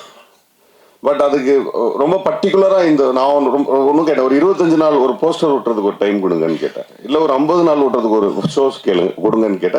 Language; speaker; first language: Tamil; native; Tamil